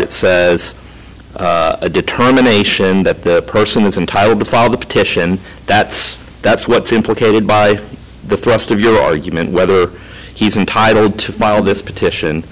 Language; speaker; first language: English; native; English